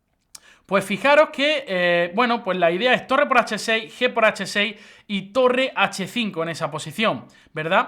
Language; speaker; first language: Spanish; native; Spanish